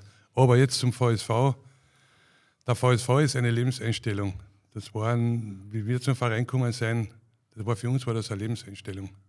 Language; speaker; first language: German; native; German